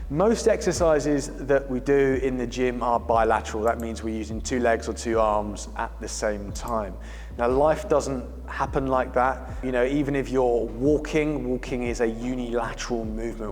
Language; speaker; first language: English; native; English